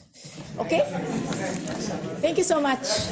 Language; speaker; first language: English; non-native, learner; Japanese